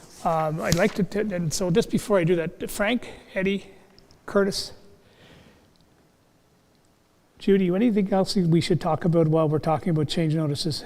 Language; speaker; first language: English; native; English